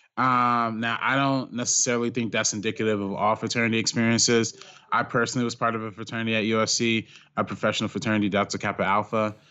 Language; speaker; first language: English; native; English